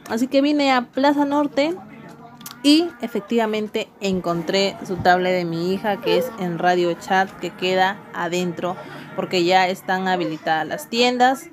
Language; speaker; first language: Spanish; native; Spanish